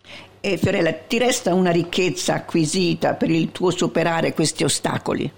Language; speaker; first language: Italian; native; Italian